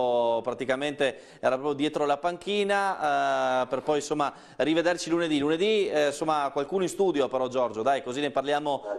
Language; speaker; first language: Italian; native; Italian